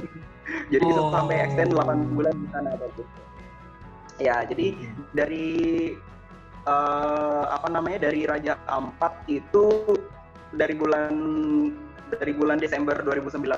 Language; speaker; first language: Indonesian; non-native, local second language; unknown